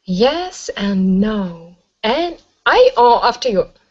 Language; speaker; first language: English; non-native, learner; Russian